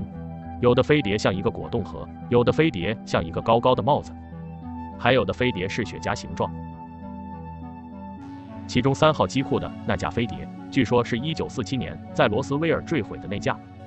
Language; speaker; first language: Chinese; native; Chinese